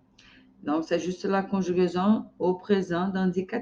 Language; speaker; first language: French; non-native, fluent; Portuguese